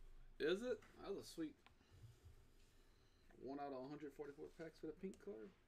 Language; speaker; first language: English; native; English